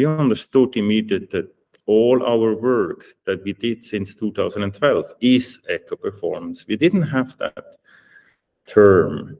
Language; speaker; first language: English; non-native, fluent; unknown